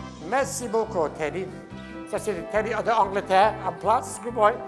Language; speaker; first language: French; non-native, learner; English